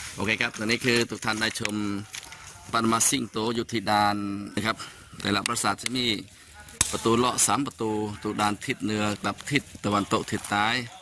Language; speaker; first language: Thai; non-native, local second language; Khmer